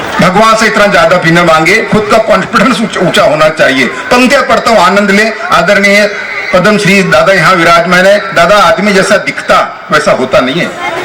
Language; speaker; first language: Hindi; non-native, local second language; Telugu